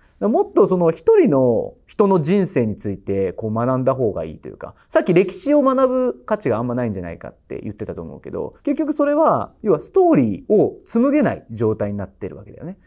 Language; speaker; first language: Japanese; native; Japanese